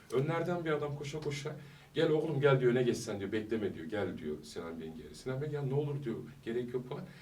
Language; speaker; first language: Turkish; early bilingual, heritage; Turkish